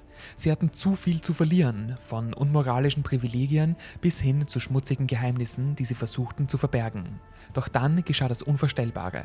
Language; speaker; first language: German; native; German